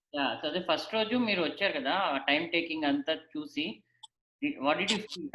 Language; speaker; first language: Telugu; native; Telugu